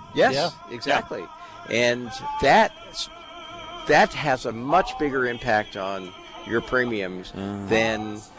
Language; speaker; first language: English; native; English